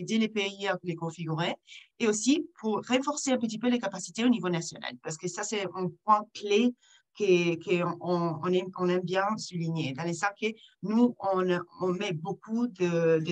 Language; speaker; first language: French; non-native, fluent; Italian